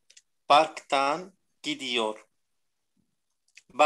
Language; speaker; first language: Turkish; non-native, learner; Arabic